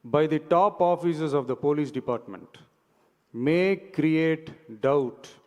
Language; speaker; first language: English; non-native, local second language; Tamil